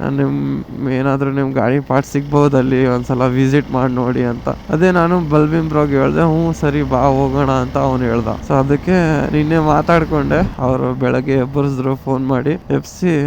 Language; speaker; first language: Kannada; non-native, local second language; Lambadi